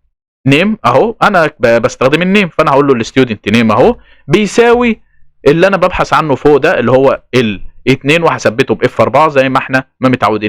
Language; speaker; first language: Arabic; native; Arabic